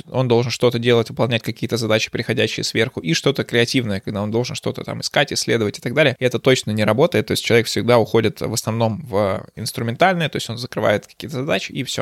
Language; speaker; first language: Russian; native; Russian